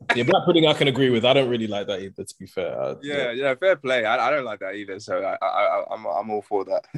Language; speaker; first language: English; native; English